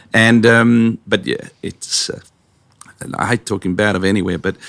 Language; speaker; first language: English; native; English